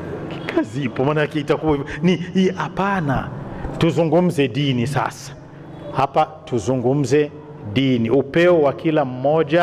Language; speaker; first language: Swahili; non-native, local second language; Rundi